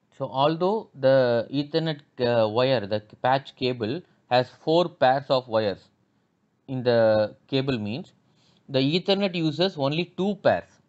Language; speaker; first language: English; non-native, local second language; Tamil